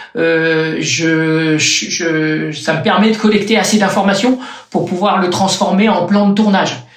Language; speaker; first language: French; native; French